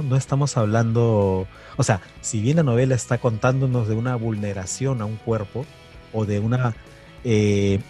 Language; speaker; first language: Spanish; native; Spanish